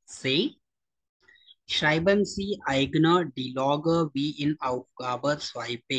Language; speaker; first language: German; non-native, fluent; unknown